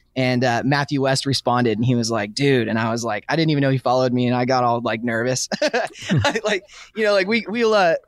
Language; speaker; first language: English; native; English